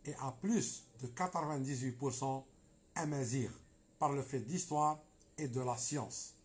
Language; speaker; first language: French; non-native, local second language; Arabic